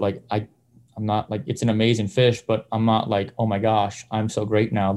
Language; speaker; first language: English; native; English